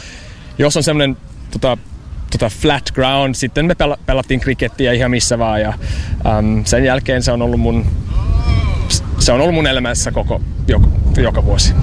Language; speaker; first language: Finnish; non-native, fluent; English